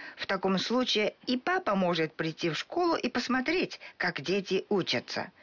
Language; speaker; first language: Russian; non-native, fluent; Japanese